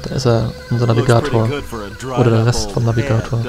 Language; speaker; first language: German; native; German